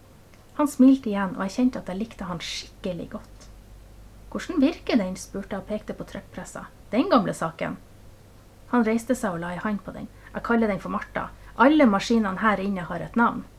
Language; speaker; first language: Norwegian; native; Norwegian